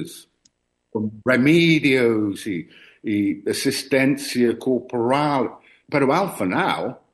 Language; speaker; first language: Spanish; non-native, learner; English